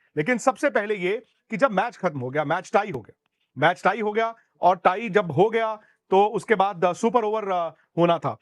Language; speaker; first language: Hindi; native; Hindi